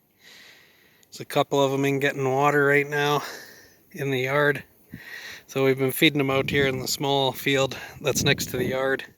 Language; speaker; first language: English; native; English